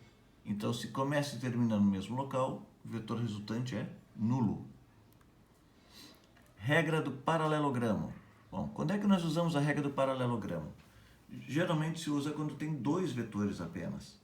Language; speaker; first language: Portuguese; native; Portuguese